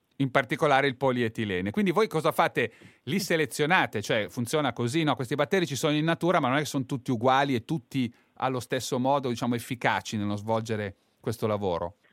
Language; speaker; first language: Italian; native; Italian